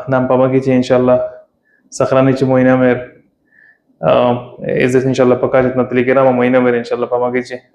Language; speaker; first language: Russian; non-native, fluent; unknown